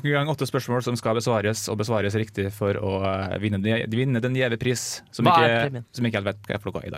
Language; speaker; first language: Norwegian; native; Norwegian